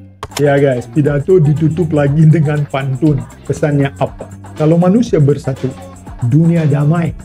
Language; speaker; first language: Indonesian; non-native, fluent; Russian